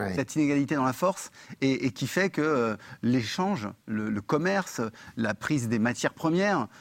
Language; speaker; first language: French; native; French